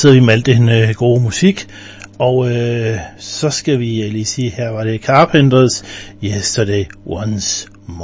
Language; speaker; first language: Danish; native; Danish